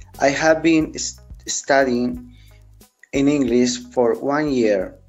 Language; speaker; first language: English; non-native, learner; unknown